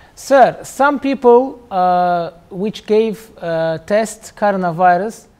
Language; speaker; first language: English; non-native, learner; Azerbaijani